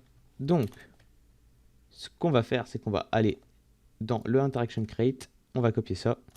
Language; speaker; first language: French; native; French